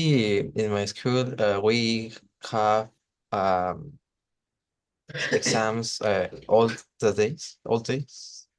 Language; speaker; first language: English; non-native, learner; Spanish